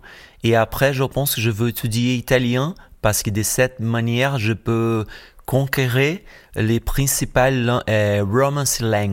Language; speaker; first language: French; non-native, fluent; Portuguese